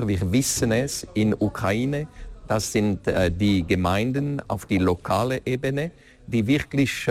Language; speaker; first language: German; non-native, fluent; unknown